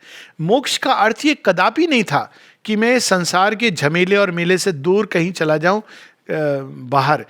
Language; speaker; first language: Hindi; native; Hindi